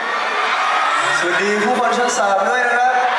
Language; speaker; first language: Thai; native; Thai